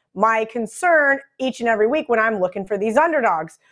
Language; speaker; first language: English; native; English